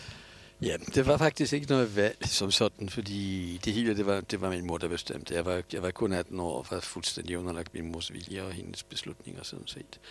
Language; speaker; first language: Danish; non-native, fluent; Polish